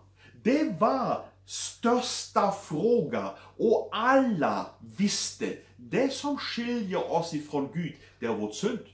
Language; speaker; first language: Swedish; non-native, fluent; German